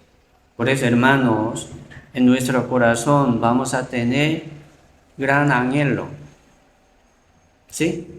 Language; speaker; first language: Spanish; non-native, learner; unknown